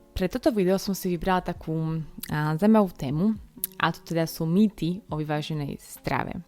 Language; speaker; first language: Slovak; native; Slovak